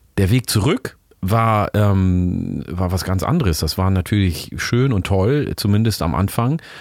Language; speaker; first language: German; early bilingual, other home language; Oromo